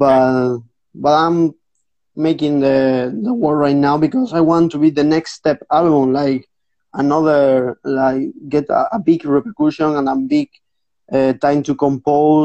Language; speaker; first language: English; non-native, fluent; Spanish